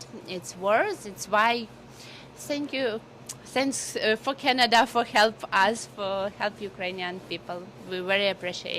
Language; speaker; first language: English; non-native, learner; Ukrainian